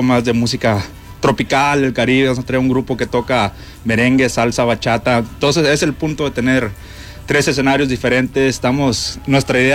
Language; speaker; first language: Spanish; native; Spanish